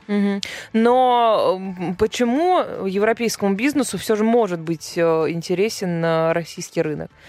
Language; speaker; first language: Russian; native; Russian